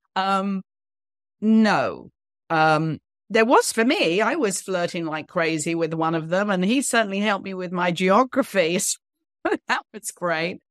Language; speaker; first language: English; native; English